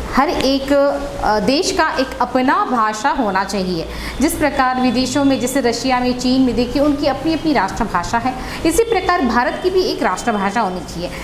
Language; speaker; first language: Hindi; non-native, local second language; Telugu